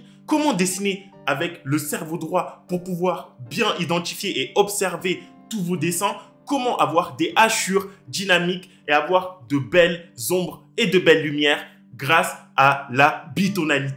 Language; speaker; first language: French; native; French